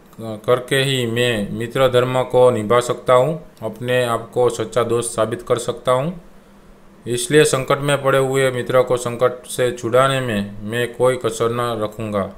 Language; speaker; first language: Hindi; non-native, local second language; Gujarati